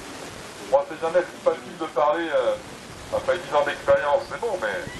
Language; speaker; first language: French; native; French